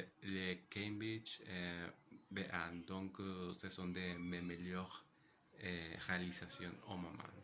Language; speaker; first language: French; non-native, learner; Spanish